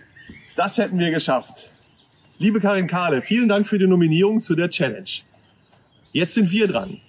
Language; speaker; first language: German; native; German